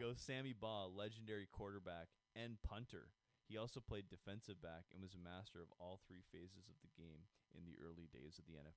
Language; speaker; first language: English; native; English